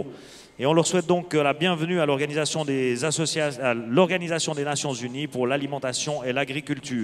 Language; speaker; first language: French; native; French